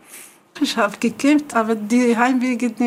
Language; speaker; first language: German; non-native, learner; Arabic